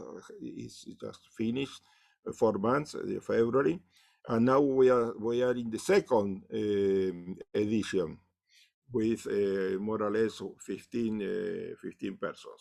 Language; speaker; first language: English; non-native, learner; Spanish